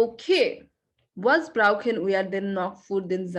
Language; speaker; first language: German; non-native, learner; Bangla